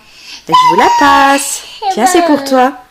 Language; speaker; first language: French; native; French